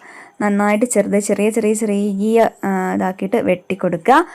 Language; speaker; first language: Malayalam; native; Malayalam